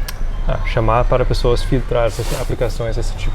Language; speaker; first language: Portuguese; non-native, fluent; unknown